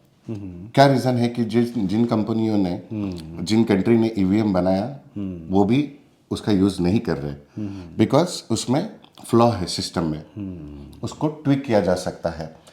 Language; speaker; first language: Hindi; native; Hindi